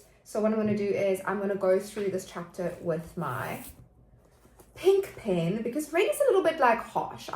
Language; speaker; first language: English; native; English